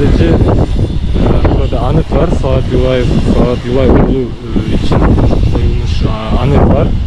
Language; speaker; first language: Turkish; non-native, learner; Bashkir